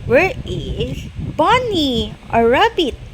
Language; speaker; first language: English; non-native, local second language; Filipino